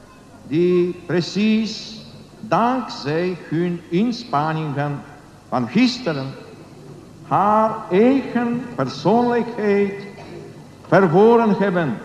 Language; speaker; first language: Dutch; non-native, learner; Polish